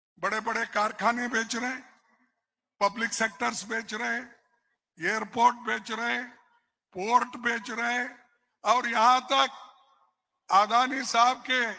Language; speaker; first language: Hindi; non-native, local second language; Kannada